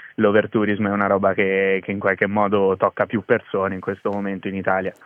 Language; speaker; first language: Italian; native; Italian